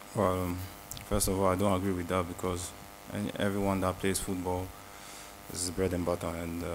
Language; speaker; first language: English; early bilingual, other home language; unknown